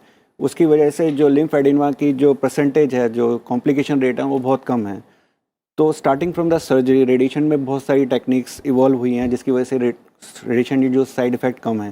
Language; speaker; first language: Hindi; native; Hindi